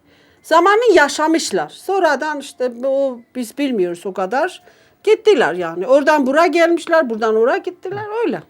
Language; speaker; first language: Turkish; non-native, learner; Armenian